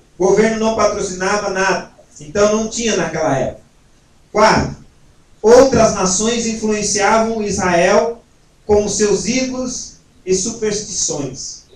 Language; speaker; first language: Portuguese; native; Portuguese